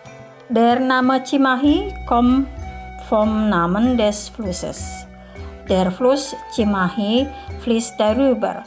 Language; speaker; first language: German; non-native, fluent; Indonesian